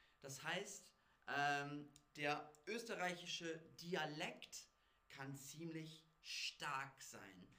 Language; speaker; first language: German; non-native, fluent; English